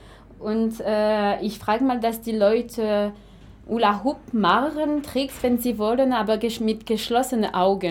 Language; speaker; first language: German; non-native, fluent; French